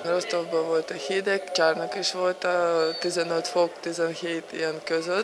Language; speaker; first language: Hungarian; non-native, learner; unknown